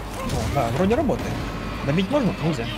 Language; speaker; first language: Russian; native; Russian